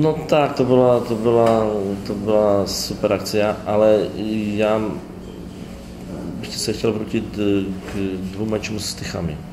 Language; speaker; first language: Polish; non-native, learner; Slovak